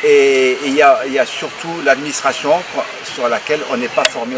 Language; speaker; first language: French; native; French